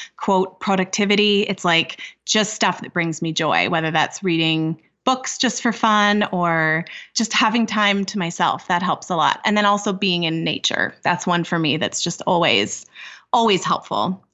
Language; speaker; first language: English; native; English